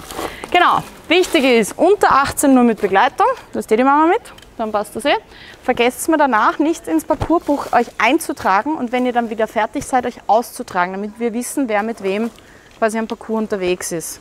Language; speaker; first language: German; native; German